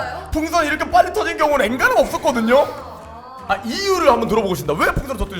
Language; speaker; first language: Korean; native; Korean